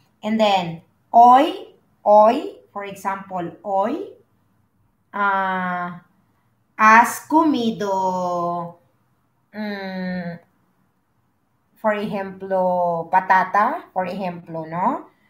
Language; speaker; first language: Spanish; non-native, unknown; Filipino